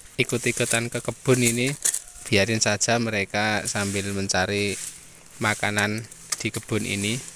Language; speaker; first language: Indonesian; non-native, local second language; Javanese